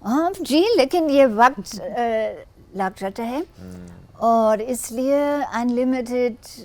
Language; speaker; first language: Hindi; non-native, learner; German